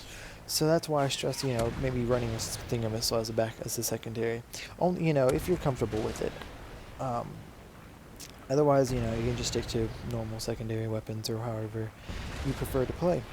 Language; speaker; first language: English; native; English